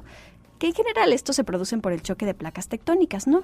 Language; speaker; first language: Spanish; native; Spanish